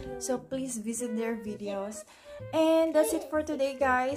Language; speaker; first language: English; non-native, local second language; Filipino